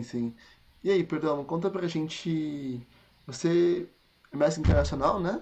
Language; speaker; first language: Portuguese; native; Portuguese